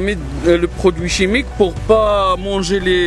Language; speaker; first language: French; non-native, learner; Arabic